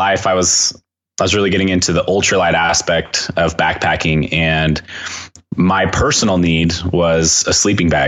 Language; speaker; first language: English; native; English